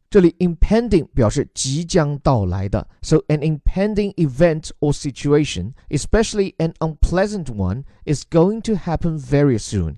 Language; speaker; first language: English; non-native, fluent; Chinese